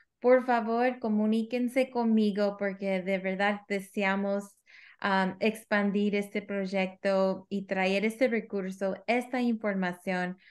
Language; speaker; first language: Spanish; early bilingual, heritage; Spanish